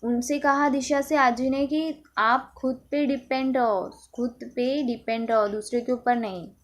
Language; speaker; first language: Hindi; non-native, local second language; Marathi